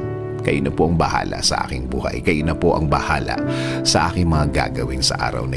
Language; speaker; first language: Filipino; native; Filipino